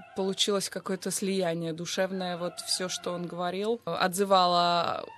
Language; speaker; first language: Russian; native; Russian